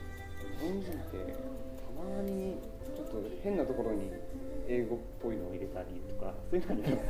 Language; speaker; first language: Japanese; native; Japanese